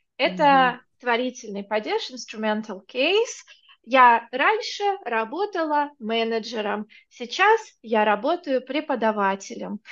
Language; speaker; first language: Russian; native; Russian